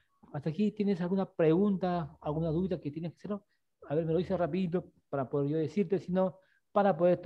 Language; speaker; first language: Spanish; native; Spanish